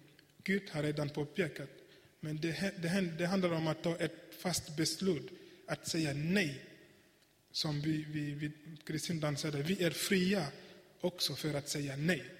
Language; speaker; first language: Swedish; non-native, fluent; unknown